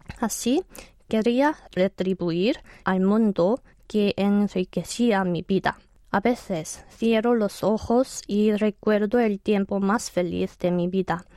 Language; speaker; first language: Spanish; non-native, fluent; Korean